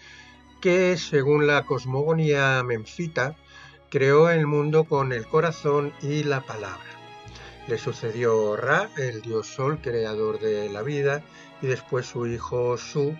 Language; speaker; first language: Spanish; native; Spanish